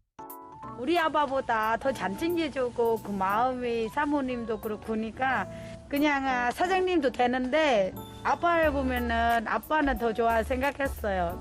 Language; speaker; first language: Korean; non-native, learner; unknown